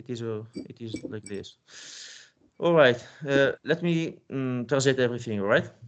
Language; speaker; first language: English; non-native, fluent; Italian